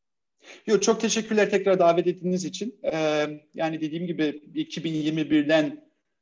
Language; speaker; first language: Turkish; early bilingual, heritage; Turkish